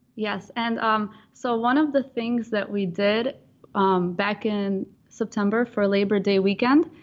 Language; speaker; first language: English; non-native, fluent; Russian